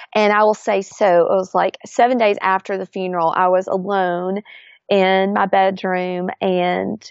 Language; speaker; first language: English; native; English